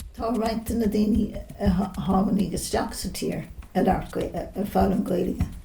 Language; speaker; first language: Irish; non-native, local second language; English